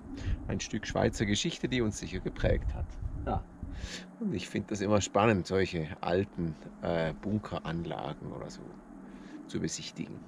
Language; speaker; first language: German; native; German